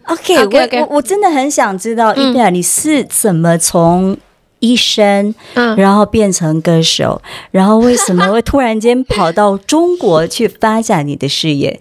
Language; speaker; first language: Chinese; early bilingual, heritage; Chinese